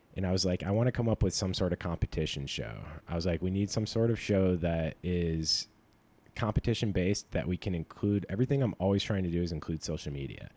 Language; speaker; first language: English; native; English